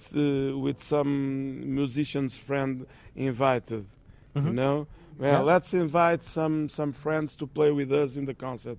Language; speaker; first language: English; non-native, fluent; Portuguese